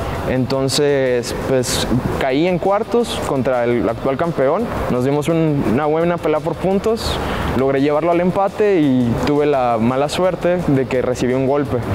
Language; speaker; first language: Spanish; native; Spanish